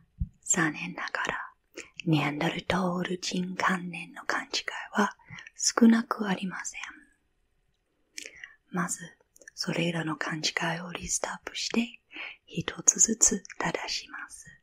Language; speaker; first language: Japanese; non-native, fluent; English